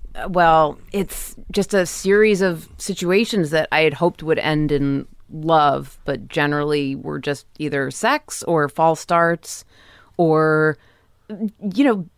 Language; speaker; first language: English; native; English